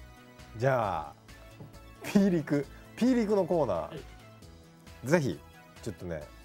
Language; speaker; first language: Japanese; native; Japanese